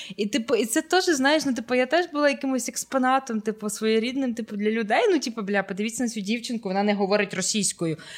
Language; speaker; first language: Ukrainian; native; Ukrainian